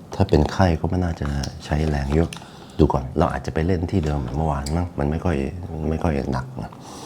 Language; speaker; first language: Thai; non-native, fluent; Norwegian